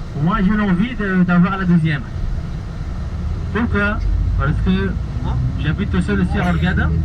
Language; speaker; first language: French; non-native, learner; Arabic